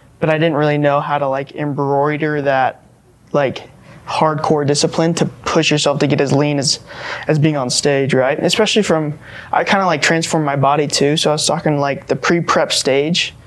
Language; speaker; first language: English; native; English